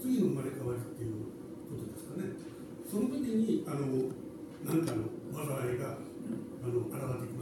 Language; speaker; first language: Japanese; native; Japanese